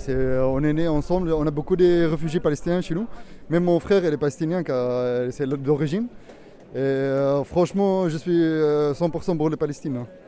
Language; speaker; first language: French; non-native, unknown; Arabic